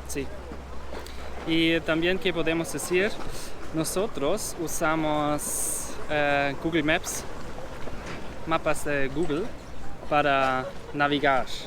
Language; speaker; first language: Spanish; non-native, learner; German